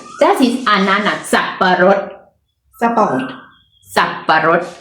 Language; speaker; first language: German; non-native, learner; Thai